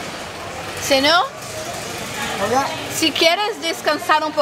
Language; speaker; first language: Spanish; non-native, fluent; Portuguese